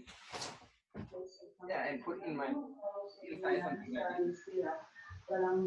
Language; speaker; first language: English; non-native, learner; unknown